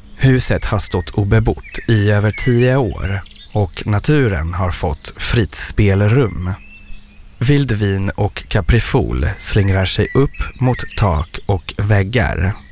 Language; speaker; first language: Swedish; non-native, fluent; French